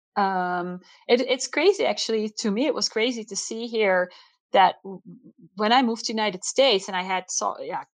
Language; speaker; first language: English; non-native, fluent; Dutch